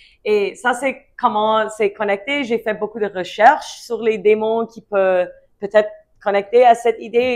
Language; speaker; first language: French; non-native, learner; English